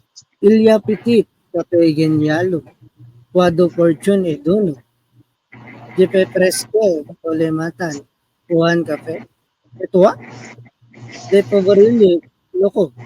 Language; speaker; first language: French; non-native, learner; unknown